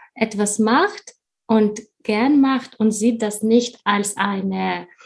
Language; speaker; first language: German; non-native, fluent; Russian